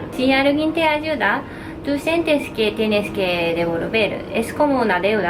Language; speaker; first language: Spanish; non-native, fluent; Japanese